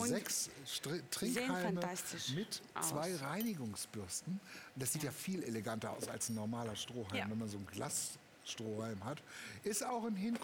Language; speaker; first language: German; native; German